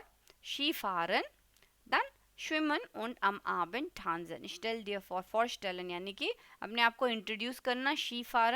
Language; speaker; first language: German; non-native, fluent; Hindi